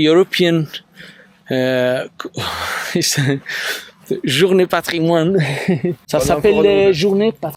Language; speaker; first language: French; non-native, learner; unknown